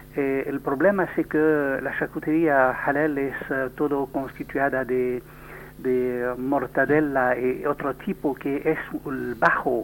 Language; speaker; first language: Spanish; non-native, learner; French